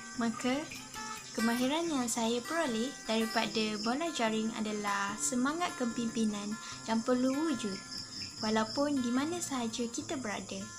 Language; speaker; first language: Malay; native; Malay